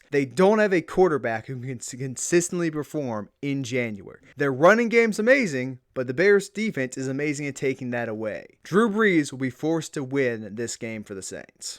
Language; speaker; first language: English; native; English